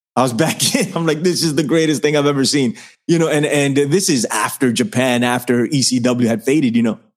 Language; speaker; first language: English; native; English